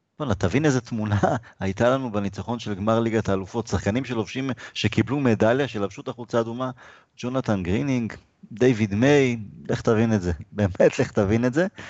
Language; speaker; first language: Hebrew; native; Hebrew